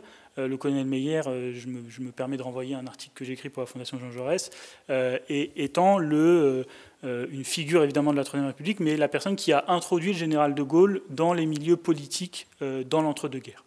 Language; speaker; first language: French; native; French